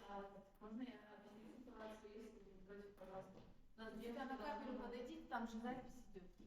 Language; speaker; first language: Russian; non-native, local second language; Kazakh